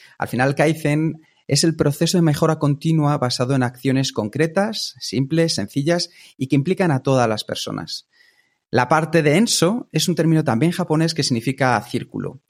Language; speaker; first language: Spanish; native; Spanish